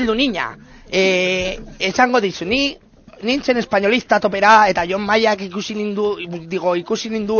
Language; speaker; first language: Basque; non-native, local second language; Spanish